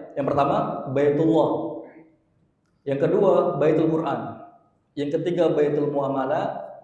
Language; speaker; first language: Indonesian; native; Indonesian